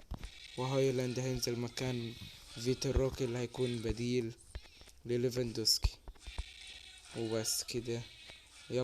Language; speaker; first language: Arabic; native; Arabic